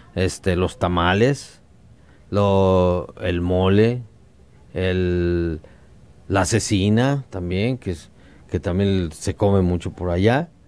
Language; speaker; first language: Spanish; native; Spanish